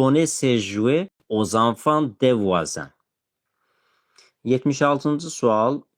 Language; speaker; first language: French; non-native, fluent; Azerbaijani